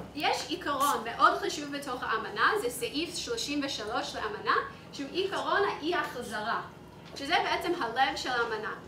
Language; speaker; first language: Hebrew; non-native, fluent; English